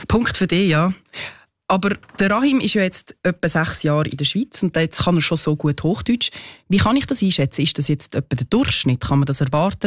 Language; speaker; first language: German; native; German